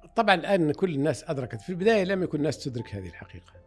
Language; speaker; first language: Arabic; native; Arabic